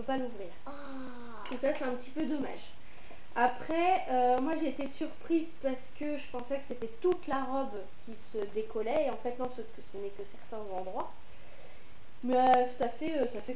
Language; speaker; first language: French; native; French